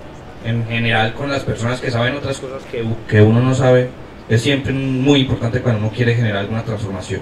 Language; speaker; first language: Spanish; native; Spanish